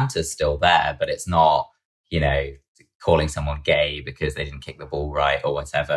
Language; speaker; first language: English; native; English